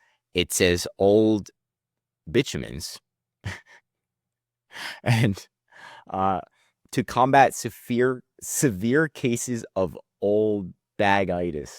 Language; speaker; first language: English; native; English